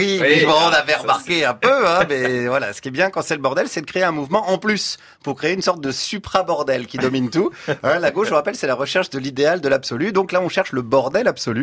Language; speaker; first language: French; native; French